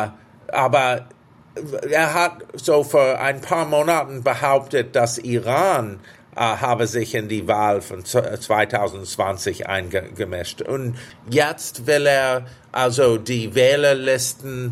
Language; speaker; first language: German; early bilingual, heritage; English